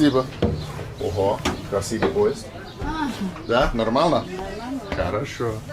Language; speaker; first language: Russian; non-native, learner; English